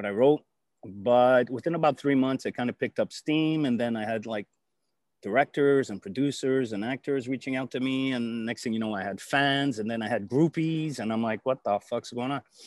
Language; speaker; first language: English; native; English